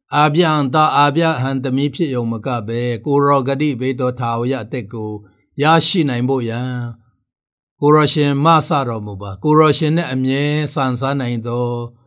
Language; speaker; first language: Burmese; non-native, local second language; Tedim Chin